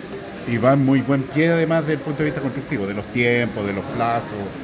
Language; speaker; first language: Spanish; native; Spanish